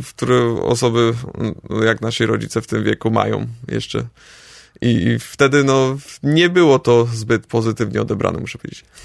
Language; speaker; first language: Polish; native; Polish